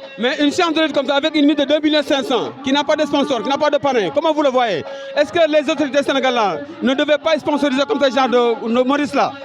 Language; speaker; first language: French; non-native, local second language; Wolof